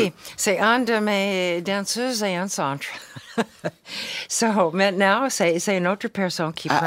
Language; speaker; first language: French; non-native, fluent; English